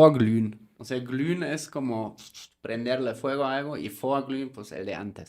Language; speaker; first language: Spanish; non-native, fluent; German